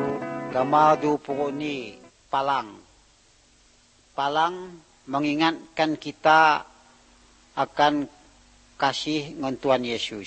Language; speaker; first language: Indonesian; non-native, local second language; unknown